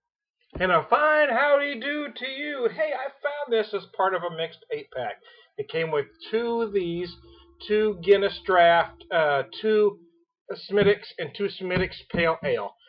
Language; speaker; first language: English; native; English